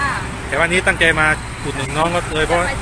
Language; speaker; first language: Thai; native; Thai